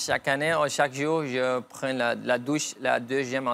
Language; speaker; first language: French; non-native, fluent; Spanish